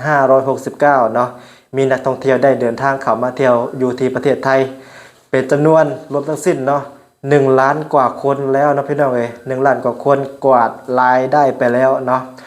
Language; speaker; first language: Thai; non-native, local second language; Lao